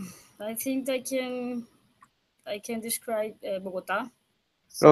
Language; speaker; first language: English; non-native, learner; Spanish